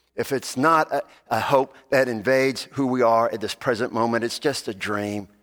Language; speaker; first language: English; native; English